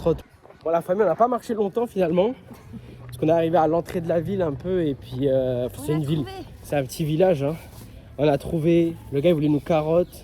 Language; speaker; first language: French; native; French